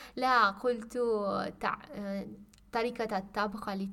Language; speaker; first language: Arabic; non-native, learner; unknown